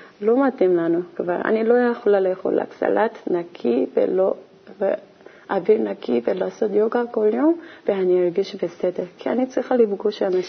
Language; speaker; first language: Hebrew; non-native, learner; Korean